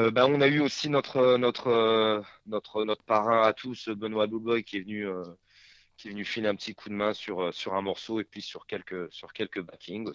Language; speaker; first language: French; native; French